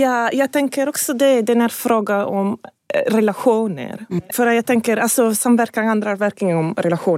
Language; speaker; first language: Swedish; non-native, fluent; Italian